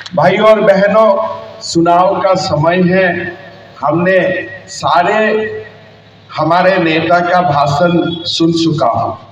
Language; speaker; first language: Hindi; non-native, local second language; Assamese